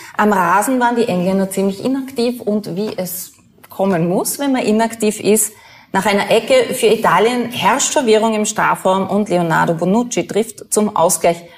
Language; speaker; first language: German; native; German